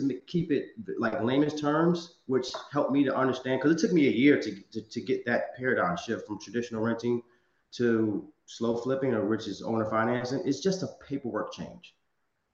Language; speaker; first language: English; native; English